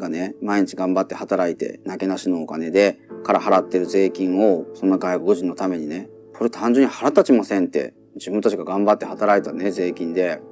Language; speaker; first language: Japanese; native; Japanese